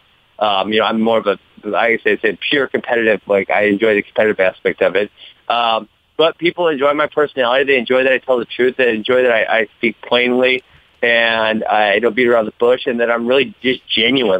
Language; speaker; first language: English; native; English